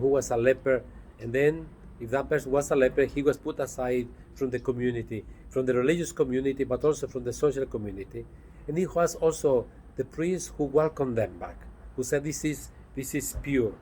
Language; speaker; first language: English; non-native, fluent; Spanish